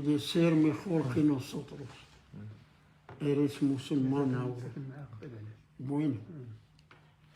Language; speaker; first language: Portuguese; non-native, learner; Arabic